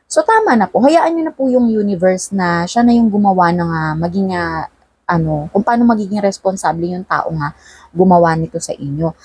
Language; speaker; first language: Filipino; non-native, local second language; Cebuano